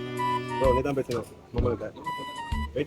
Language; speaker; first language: Tamil; native; Tamil